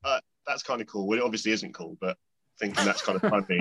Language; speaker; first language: English; native; English